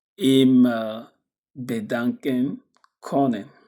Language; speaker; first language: German; non-native, learner; French